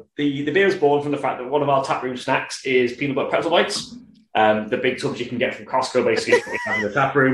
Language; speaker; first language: English; native; English